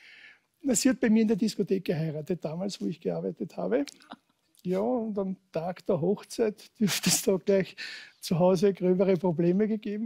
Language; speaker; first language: German; native; German